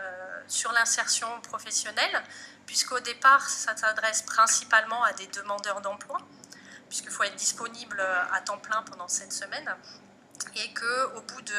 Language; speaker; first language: French; native; French